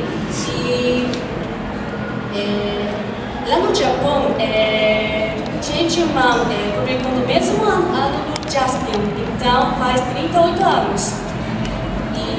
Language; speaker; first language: Portuguese; non-native, fluent; Japanese